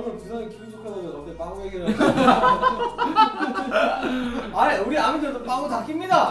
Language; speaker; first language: Korean; native; Korean